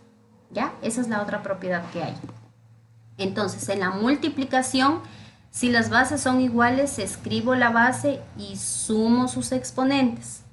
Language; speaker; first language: Spanish; native; Spanish